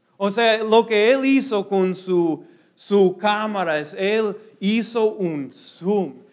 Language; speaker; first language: Spanish; non-native, fluent; English